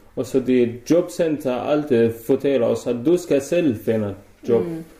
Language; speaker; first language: Danish; non-native, learner; Arabic